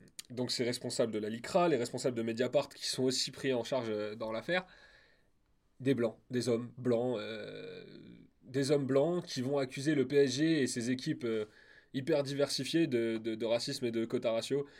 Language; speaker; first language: French; native; French